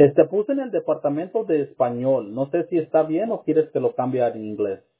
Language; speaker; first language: Spanish; early bilingual, heritage; Spanish